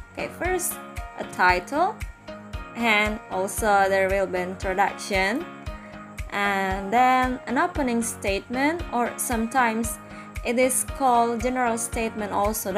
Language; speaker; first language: English; non-native, fluent; Indonesian